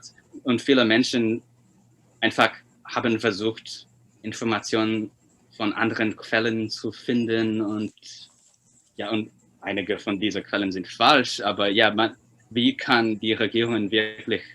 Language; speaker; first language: German; non-native, fluent; Chinese